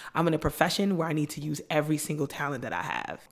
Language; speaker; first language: English; native; English